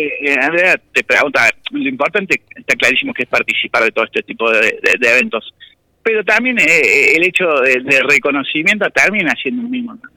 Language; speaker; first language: Spanish; native; Spanish